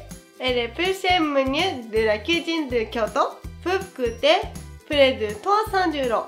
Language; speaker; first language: French; non-native, fluent; Japanese